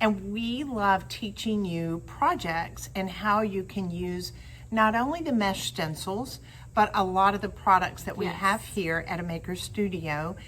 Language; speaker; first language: English; native; English